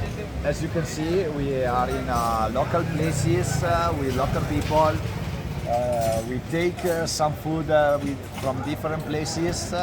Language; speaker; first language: English; non-native, learner; Italian